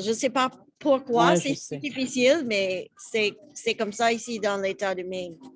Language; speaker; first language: French; non-native, learner; English